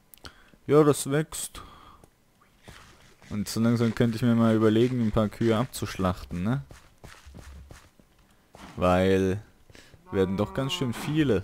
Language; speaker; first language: German; native; German